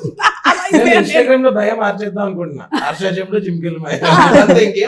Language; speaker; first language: Telugu; native; Telugu